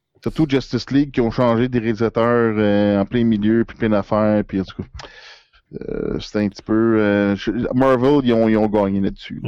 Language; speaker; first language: French; native; French